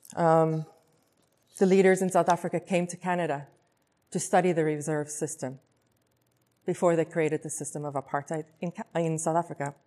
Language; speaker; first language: English; non-native, local second language; Afrikaans